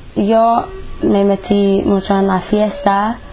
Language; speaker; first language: Spanish; non-native, fluent; English